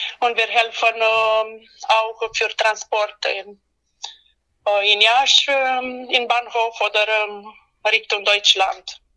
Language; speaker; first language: German; non-native, learner; Romanian